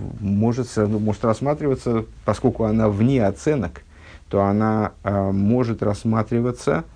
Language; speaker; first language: Russian; native; Russian